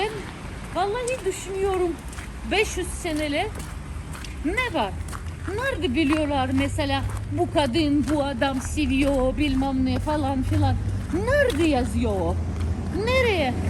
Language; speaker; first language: Turkish; non-native, learner; Russian